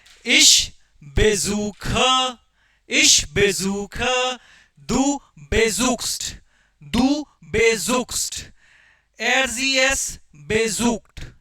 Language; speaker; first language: German; non-native, fluent; Hindi